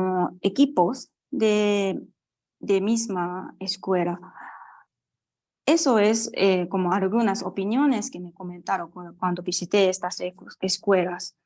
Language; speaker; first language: Spanish; non-native, fluent; Japanese